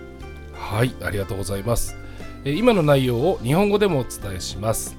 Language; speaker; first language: Japanese; native; Japanese